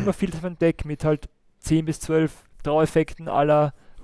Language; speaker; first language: German; native; German